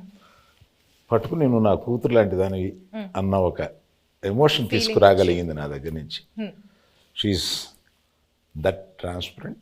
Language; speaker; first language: Telugu; native; Telugu